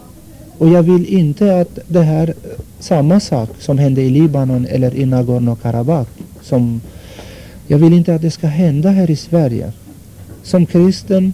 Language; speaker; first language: Swedish; non-native, fluent; Armenian